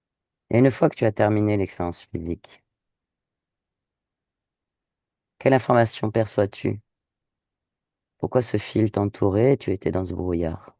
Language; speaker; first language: French; native; French